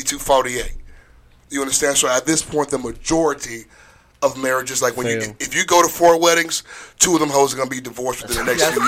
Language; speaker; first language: English; early bilingual, other home language; Haitian Creole